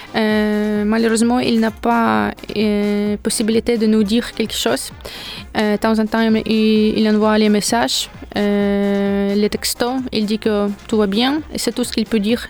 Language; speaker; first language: French; non-native, learner; Ukrainian